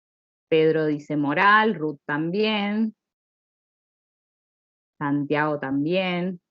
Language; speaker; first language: Spanish; native; Spanish